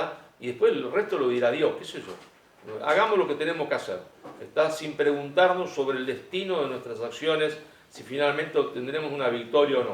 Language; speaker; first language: Spanish; native; Spanish